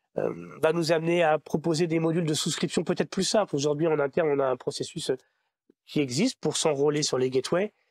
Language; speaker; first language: French; native; French